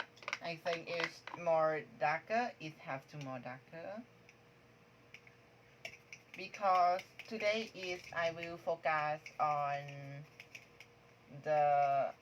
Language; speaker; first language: English; non-native, learner; Thai